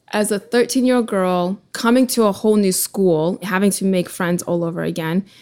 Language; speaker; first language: English; early bilingual, other home language; Russian